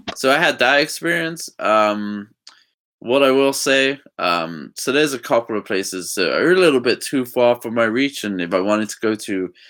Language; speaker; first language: English; native; English